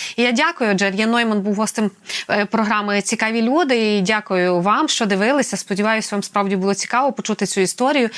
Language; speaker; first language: Ukrainian; native; Ukrainian